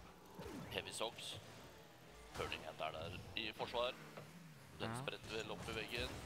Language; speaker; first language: Norwegian; native; Norwegian